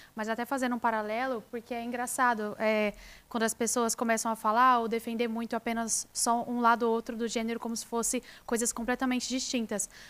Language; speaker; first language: Portuguese; native; Portuguese